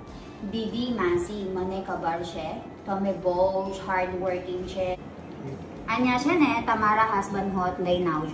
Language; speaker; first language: Gujarati; non-native, learner; Filipino